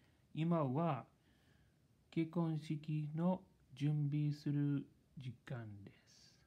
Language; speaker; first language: Japanese; non-native, learner; English